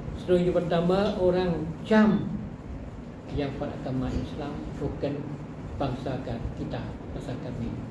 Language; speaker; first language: Malay; non-native, fluent; Eastern Cham